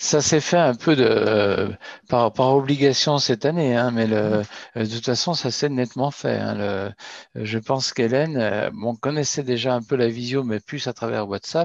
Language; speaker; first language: French; native; French